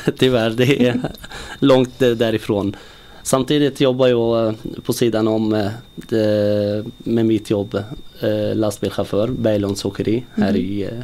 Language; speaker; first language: Swedish; early bilingual, other home language; Arabic